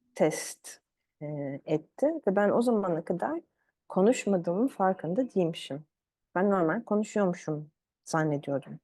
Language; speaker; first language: Turkish; early bilingual, other home language; Arabic